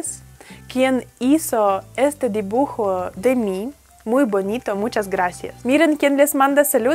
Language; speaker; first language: Spanish; non-native, fluent; Russian